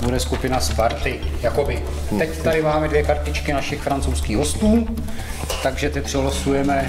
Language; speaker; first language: Czech; native; Czech